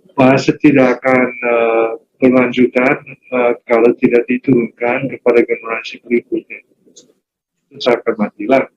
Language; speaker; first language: Malay; non-native, fluent; English